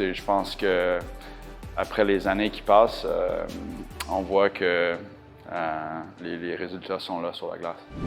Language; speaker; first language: French; non-native, local second language; English